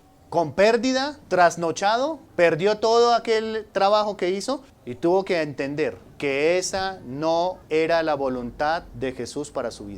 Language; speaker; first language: Spanish; native; Spanish